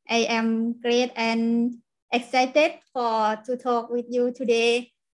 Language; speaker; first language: English; non-native, learner; Thai